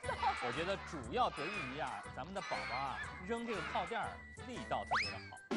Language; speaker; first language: Chinese; native; Chinese